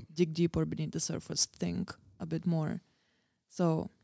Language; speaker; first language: English; non-native, fluent; Bulgarian